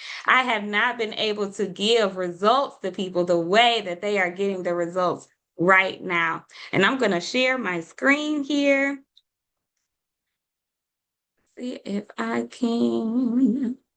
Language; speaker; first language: English; native; English